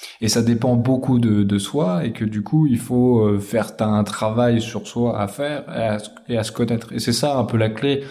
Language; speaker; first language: French; native; French